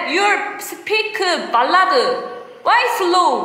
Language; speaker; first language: English; non-native, learner; Korean